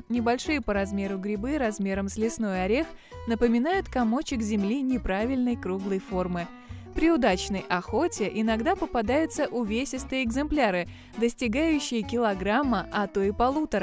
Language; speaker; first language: Russian; native; Russian